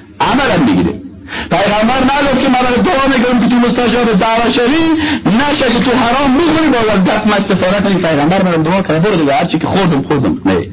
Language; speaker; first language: Persian; native; Persian